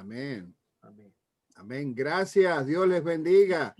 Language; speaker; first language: Spanish; native; Spanish